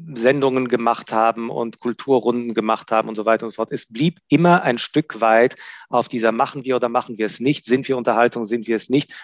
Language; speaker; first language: German; non-native, fluent; Hebrew